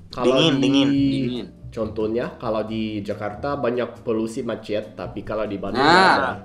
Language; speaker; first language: Indonesian; non-native, fluent; English